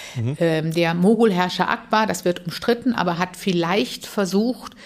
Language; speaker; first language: German; native; German